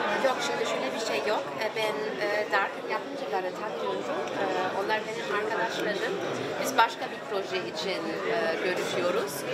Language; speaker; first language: Turkish; early bilingual, heritage; German